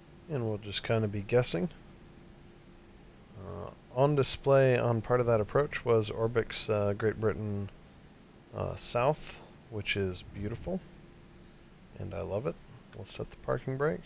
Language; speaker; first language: English; native; English